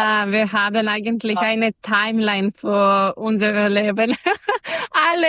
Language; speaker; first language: German; non-native, learner; Serbian